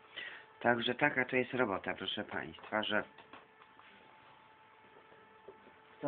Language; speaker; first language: Polish; native; Polish